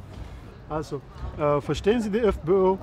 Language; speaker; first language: German; non-native, learner; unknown